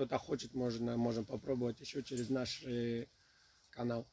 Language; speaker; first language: Russian; native; Russian